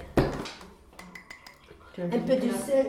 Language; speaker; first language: French; non-native, learner; Arabic